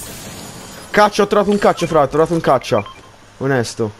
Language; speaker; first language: Italian; native; Italian